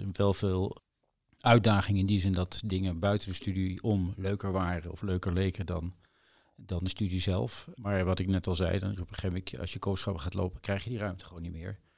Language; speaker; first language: Dutch; native; Dutch